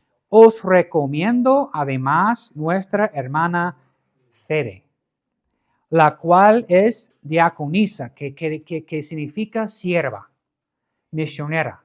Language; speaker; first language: Spanish; non-native, fluent; English